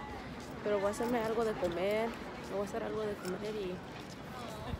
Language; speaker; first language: Spanish; early bilingual, heritage; Spanish